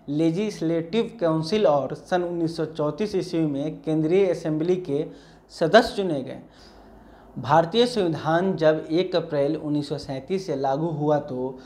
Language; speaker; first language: Hindi; native; Hindi